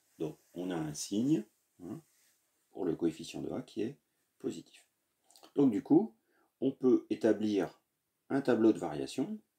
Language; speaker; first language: French; native; French